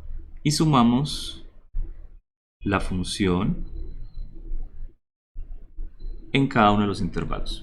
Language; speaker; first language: Spanish; native; Spanish